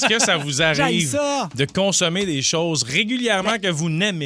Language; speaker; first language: French; native; French